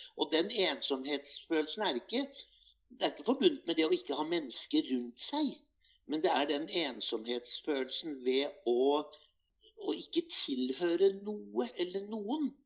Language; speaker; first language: Norwegian; native; Norwegian